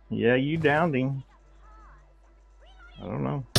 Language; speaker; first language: English; native; English